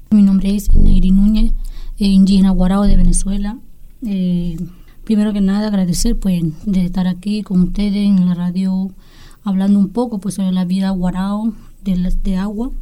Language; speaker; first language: Spanish; non-native, local second language; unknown